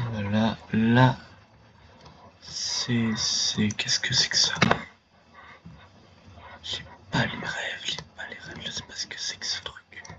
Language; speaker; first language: French; native; French